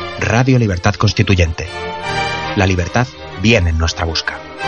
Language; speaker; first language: Spanish; native; Spanish